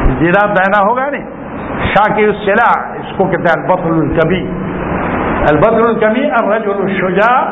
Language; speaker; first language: Urdu; non-native, local second language; Gujarati